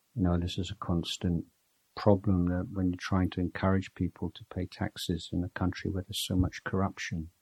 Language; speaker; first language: English; native; English